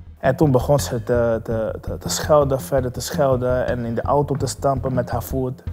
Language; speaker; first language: Dutch; non-native, fluent; Portuguese